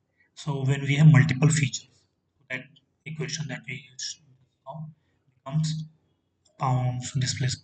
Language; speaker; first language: English; non-native, fluent; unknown